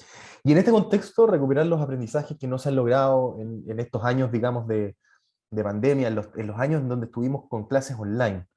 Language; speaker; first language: Spanish; native; Spanish